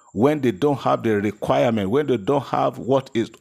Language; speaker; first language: English; non-native, local second language; Yoruba